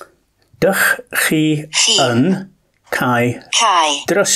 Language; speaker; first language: Welsh; non-native, learner; English